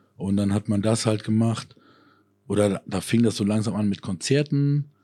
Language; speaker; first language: German; native; German